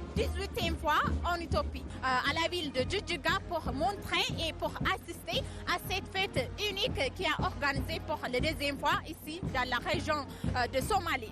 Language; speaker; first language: French; non-native, fluent; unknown